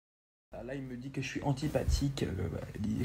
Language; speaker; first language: French; native; French